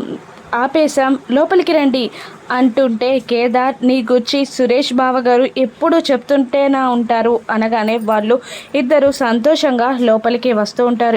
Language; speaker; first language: Telugu; native; Telugu